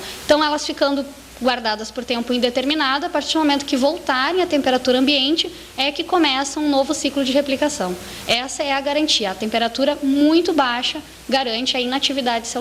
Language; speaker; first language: Portuguese; native; Portuguese